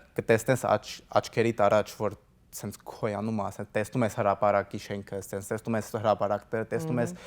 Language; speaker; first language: Armenian; early bilingual, heritage; Armenian